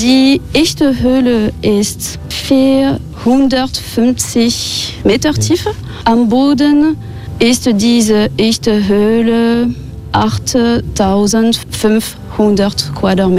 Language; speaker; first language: German; non-native, learner; French